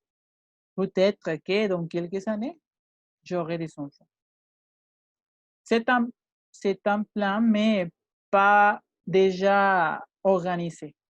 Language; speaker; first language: French; non-native, fluent; Spanish